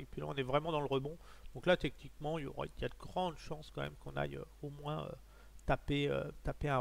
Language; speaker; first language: French; native; French